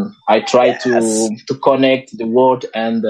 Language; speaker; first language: English; non-native, learner; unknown